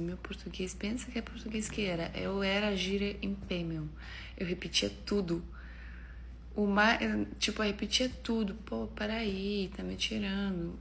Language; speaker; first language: Portuguese; non-native, fluent; Russian